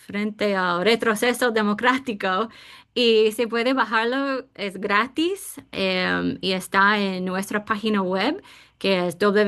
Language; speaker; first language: Spanish; non-native, fluent; English